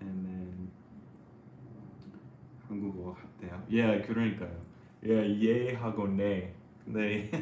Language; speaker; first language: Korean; non-native, fluent; English